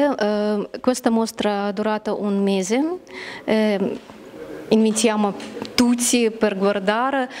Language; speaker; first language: Italian; non-native, learner; Russian